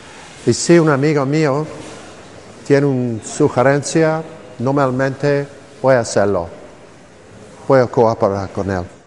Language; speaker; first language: Spanish; non-native, fluent; English